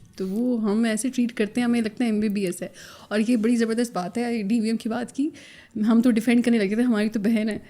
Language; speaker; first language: Urdu; non-native, local second language; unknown